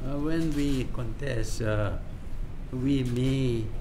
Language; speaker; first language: English; non-native, local second language; Malay